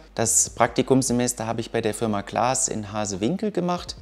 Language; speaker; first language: German; native; German